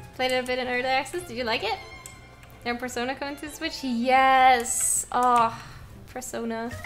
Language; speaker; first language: English; non-native, fluent; Norwegian